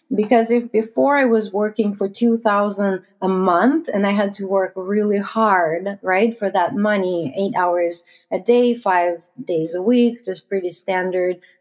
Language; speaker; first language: English; non-native, fluent; Russian